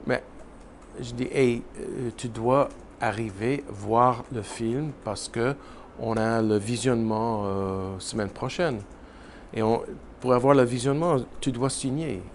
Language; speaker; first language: French; non-native, learner; English